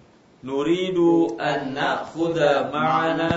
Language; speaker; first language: Arabic; non-native, learner; Indonesian